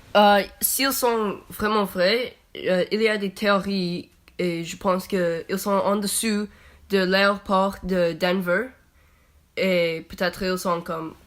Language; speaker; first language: French; non-native, learner; English